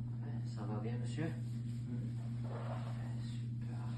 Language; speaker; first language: French; native; French